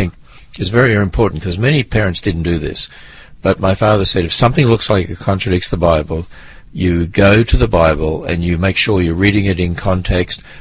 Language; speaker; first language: English; native; English